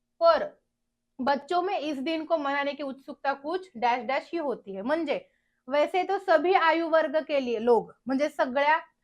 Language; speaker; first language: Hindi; non-native, local second language; Marathi